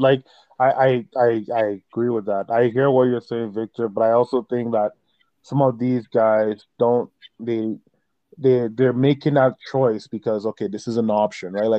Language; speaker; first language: English; non-native, local second language; Yoruba